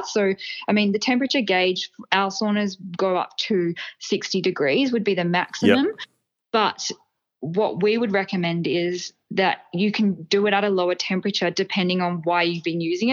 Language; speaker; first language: English; native; English